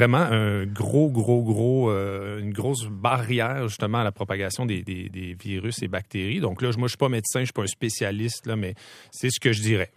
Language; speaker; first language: French; native; French